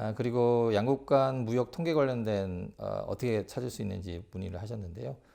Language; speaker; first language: Korean; native; Korean